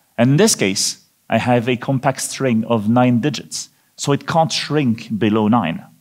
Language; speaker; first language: English; non-native, fluent; French